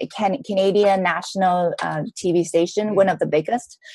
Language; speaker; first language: English; non-native, local second language; Cantonese